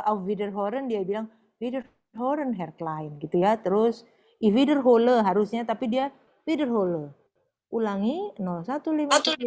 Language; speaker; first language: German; non-native, fluent; Indonesian